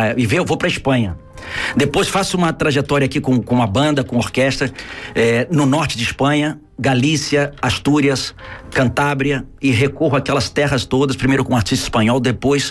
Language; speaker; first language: Portuguese; native; Portuguese